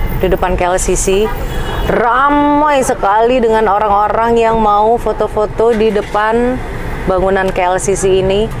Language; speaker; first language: Indonesian; native; Indonesian